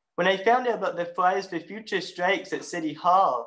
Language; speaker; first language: English; native; English